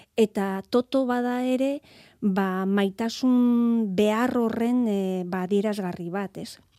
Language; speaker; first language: Basque; native; Basque